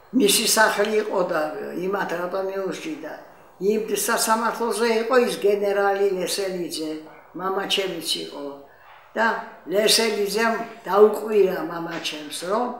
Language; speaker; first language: Georgian; native; Georgian